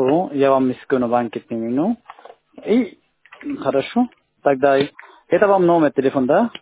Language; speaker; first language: Russian; non-native, learner; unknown